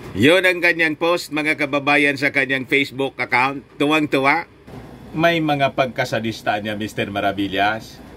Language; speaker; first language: Filipino; native; Filipino